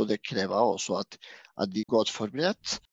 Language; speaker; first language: Norwegian; non-native, fluent; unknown